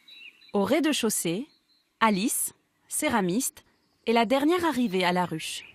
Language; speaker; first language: French; native; French